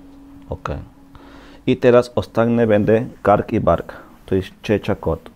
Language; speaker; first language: Polish; non-native, learner; Spanish